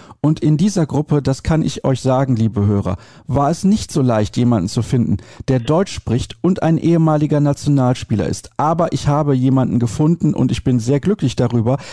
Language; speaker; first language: German; native; German